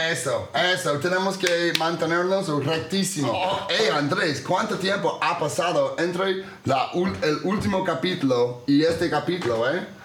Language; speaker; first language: Spanish; non-native, fluent; English